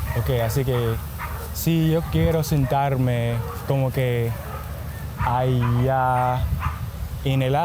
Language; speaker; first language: Spanish; non-native, learner; English